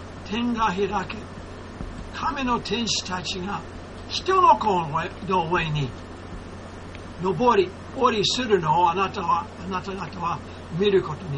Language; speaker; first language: Japanese; non-native, fluent; English